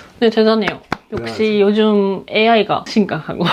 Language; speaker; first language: Korean; non-native, fluent; Japanese